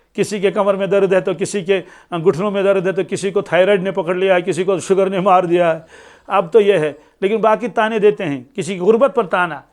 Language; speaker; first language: Urdu; non-native, local second language; Kashmiri